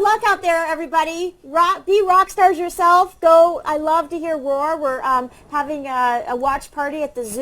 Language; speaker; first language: English; native; English